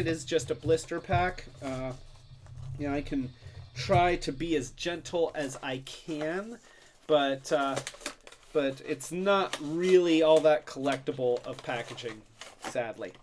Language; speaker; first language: English; native; English